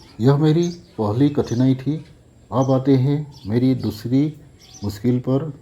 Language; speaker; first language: Hindi; non-native, local second language; Assamese